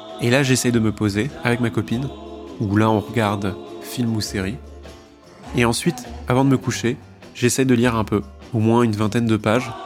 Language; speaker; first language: French; native; French